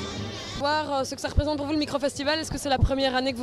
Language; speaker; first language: French; native; French